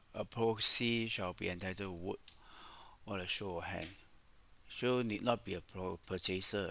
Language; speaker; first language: English; non-native, local second language; Chinese